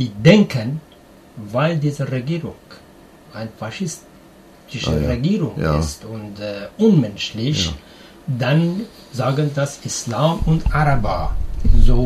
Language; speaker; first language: German; non-native, learner; Persian